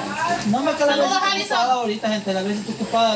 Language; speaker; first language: Spanish; native; Spanish